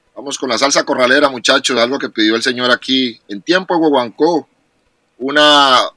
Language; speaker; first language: Spanish; native; Spanish